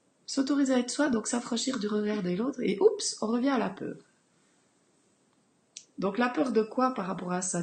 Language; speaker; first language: French; native; French